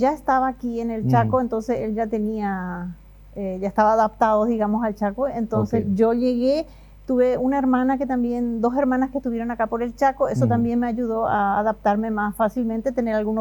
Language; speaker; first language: Spanish; native; Spanish